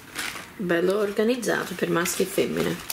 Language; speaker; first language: Italian; early bilingual, heritage; Italian